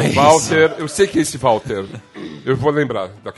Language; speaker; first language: Portuguese; native; Portuguese